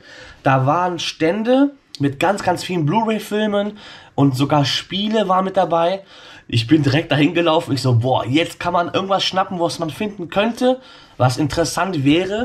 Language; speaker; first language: German; native; German